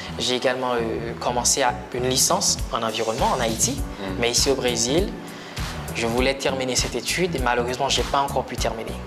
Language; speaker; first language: French; non-native, local second language; Haitian Creole